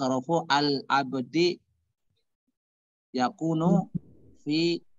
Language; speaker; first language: Arabic; non-native, learner; Indonesian